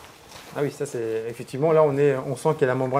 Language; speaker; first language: French; native; French